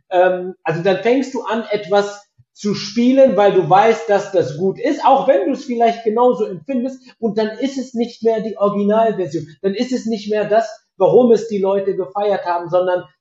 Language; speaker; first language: German; native; German